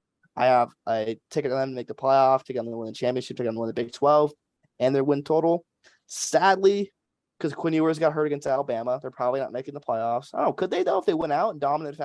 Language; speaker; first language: English; native; English